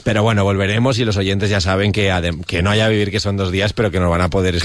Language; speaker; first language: Spanish; native; Spanish